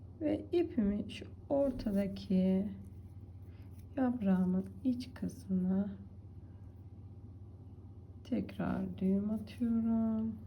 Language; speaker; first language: Turkish; native; Turkish